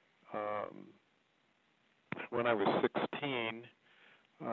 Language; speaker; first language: English; native; English